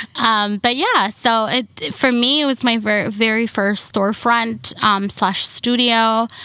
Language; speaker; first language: English; early bilingual, other home language; Somali